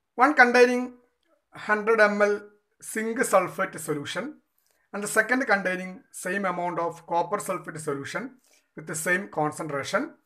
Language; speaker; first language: English; non-native, local second language; Malayalam